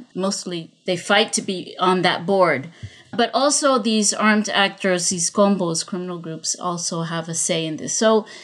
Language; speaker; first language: English; non-native, fluent; Spanish